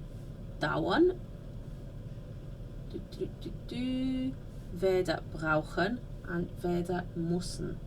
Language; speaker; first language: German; non-native, fluent; English